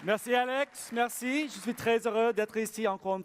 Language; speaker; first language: French; non-native, learner; English